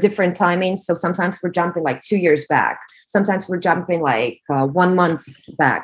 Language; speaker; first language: English; non-native, fluent; Russian